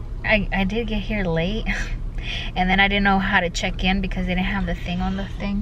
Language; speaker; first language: English; early bilingual, other home language; Spanish